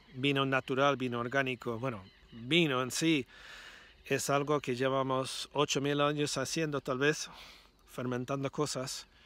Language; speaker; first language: Spanish; non-native, fluent; English